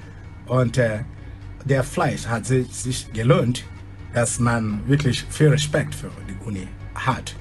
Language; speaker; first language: German; non-native, fluent; Igbo